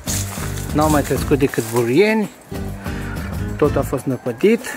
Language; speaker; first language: Romanian; native; Romanian